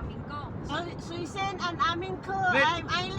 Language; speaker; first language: English; non-native, learner; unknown